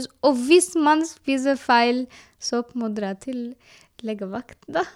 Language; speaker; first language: Norwegian; non-native, learner; Arabic